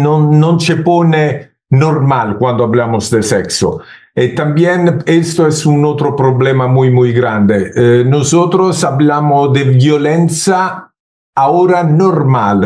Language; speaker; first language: Spanish; non-native, learner; Italian